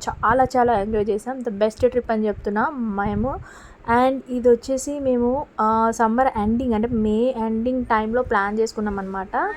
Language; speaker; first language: Telugu; native; Telugu